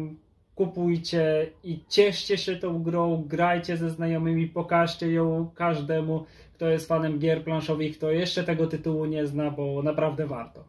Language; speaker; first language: Polish; native; Polish